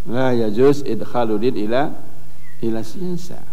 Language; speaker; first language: Arabic; non-native, fluent; Indonesian